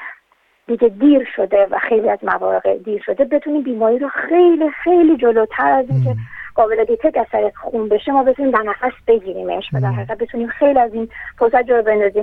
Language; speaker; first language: Persian; native; Persian